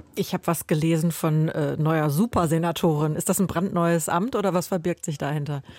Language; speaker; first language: German; native; German